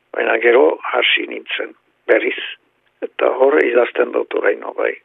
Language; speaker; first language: Basque; native; Basque